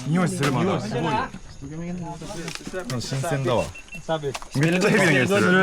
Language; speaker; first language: Japanese; native; Japanese